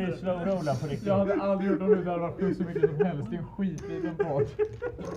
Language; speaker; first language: Swedish; native; Swedish